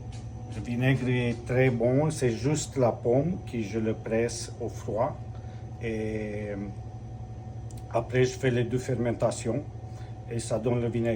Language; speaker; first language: French; non-native, fluent; Romanian